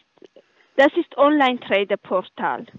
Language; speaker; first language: German; non-native, learner; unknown